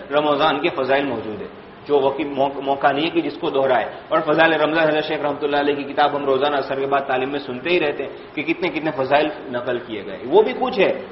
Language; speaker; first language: Urdu; native; Urdu